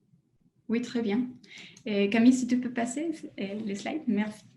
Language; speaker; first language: French; non-native, fluent; Spanish